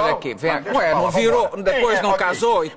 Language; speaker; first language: Portuguese; native; Portuguese